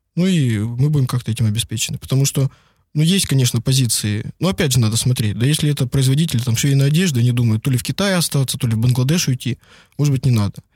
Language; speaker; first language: Russian; native; Russian